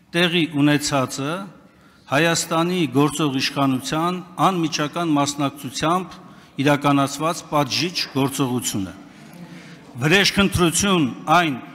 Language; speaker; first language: Armenian; native; Armenian